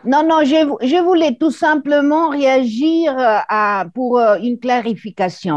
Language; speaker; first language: French; non-native, fluent; Italian